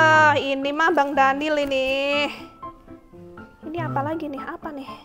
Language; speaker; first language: Indonesian; native; Indonesian